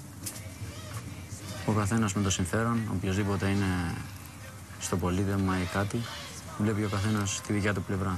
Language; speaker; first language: Greek; early bilingual, other home language; Albanian